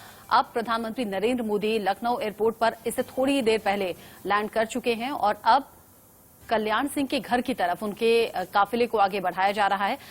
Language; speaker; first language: Hindi; native; Hindi